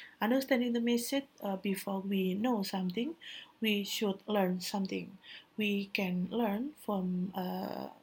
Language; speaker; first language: English; non-native, learner; Indonesian